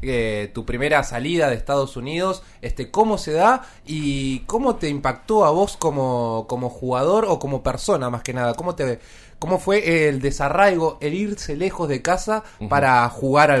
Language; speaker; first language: Spanish; native; Spanish